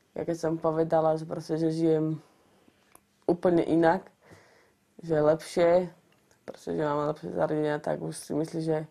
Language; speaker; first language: Slovak; native; Slovak